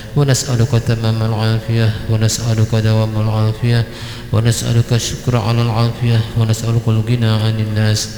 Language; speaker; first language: Arabic; non-native, fluent; Malay